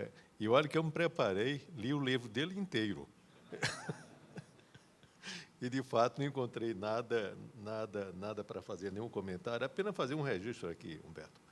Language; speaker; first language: Portuguese; native; Portuguese